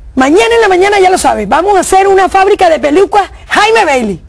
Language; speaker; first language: Spanish; native; Spanish